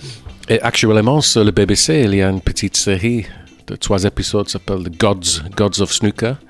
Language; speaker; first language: French; non-native, fluent; English